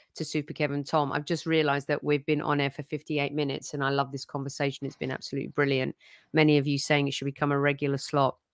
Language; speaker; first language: English; native; English